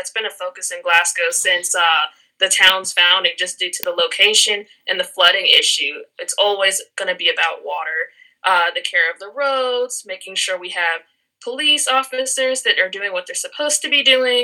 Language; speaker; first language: English; native; English